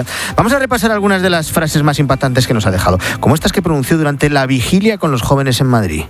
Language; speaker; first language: Spanish; native; Spanish